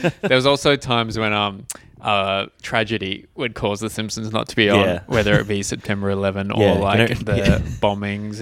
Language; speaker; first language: English; native; English